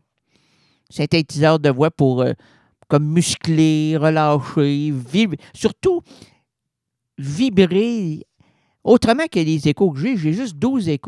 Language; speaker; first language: French; native; French